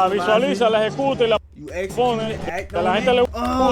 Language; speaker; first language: Spanish; native; Spanish